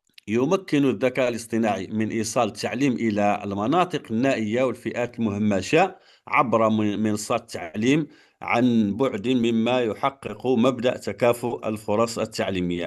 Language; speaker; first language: Arabic; non-native, fluent; Indonesian